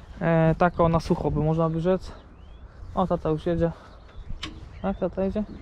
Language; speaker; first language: Polish; native; Polish